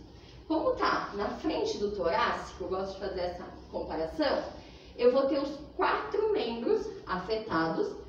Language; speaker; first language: Portuguese; native; Portuguese